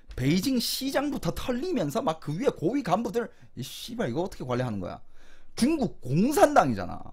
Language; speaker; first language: Korean; native; Korean